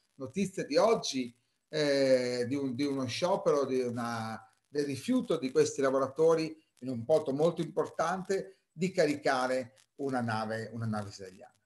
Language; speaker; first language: Italian; native; Italian